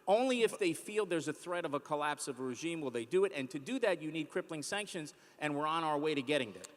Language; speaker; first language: English; native; English